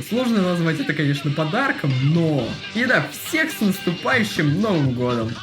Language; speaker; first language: Russian; native; Russian